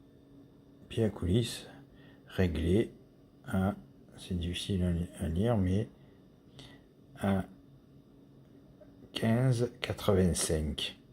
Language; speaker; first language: French; native; French